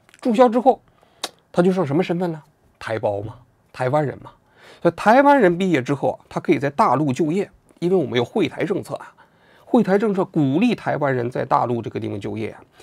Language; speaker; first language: Chinese; native; Chinese